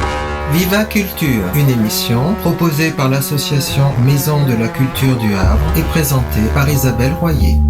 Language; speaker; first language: French; native; French